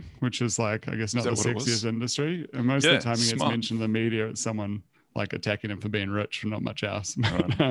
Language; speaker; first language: English; native; English